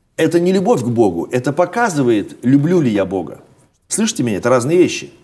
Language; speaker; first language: Russian; native; Russian